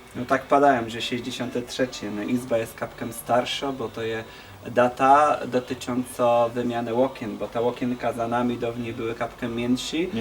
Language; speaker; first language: Polish; native; Polish